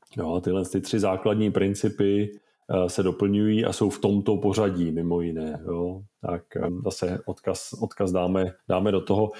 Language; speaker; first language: Czech; native; Czech